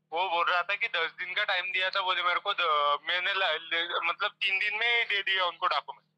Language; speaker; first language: Hindi; non-native, local second language; Marathi